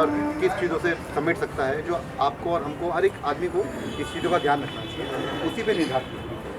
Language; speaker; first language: Hindi; native; Hindi